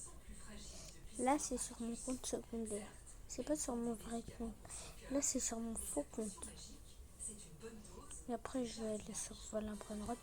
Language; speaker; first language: French; native; French